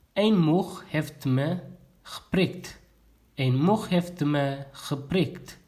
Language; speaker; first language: Dutch; non-native, fluent; Tigrinya